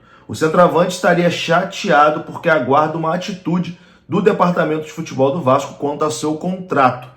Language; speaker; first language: Portuguese; native; Portuguese